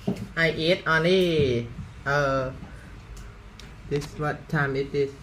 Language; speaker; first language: English; non-native, learner; Thai